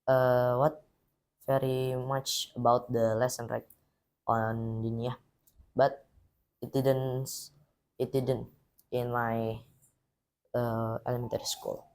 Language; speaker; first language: English; non-native, learner; Indonesian